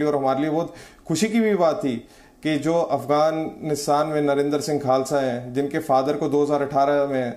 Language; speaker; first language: Hindi; native; Hindi